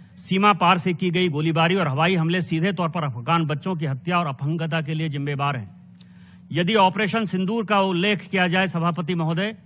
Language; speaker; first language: Hindi; native; Hindi